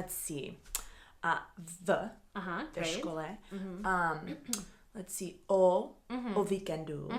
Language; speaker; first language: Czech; non-native, learner; English